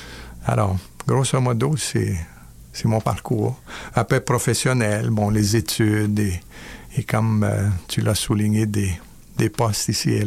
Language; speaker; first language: French; native; French